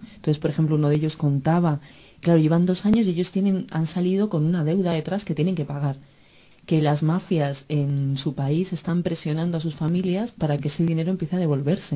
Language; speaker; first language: Spanish; native; Spanish